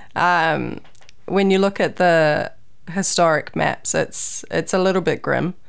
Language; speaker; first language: English; native; English